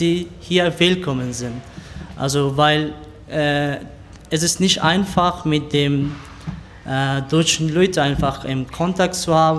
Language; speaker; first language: German; non-native, learner; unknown